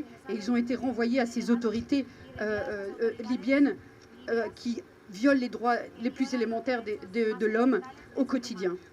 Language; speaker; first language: French; native; French